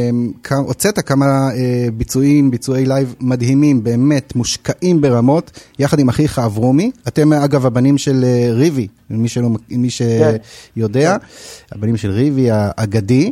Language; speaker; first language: Hebrew; native; Hebrew